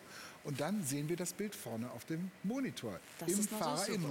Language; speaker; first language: German; native; German